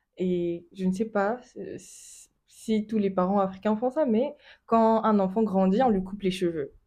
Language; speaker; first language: French; non-native, local second language; Lingala